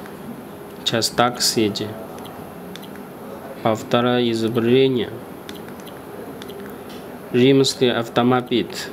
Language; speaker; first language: Russian; non-native, learner; Chinese